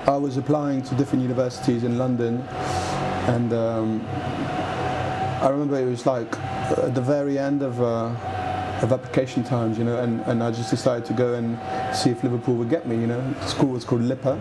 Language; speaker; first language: English; non-native, fluent; French